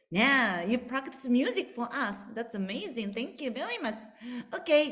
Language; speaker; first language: English; non-native, learner; Japanese